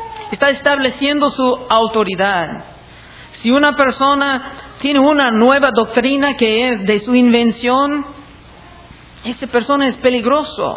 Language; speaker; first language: Spanish; non-native, fluent; English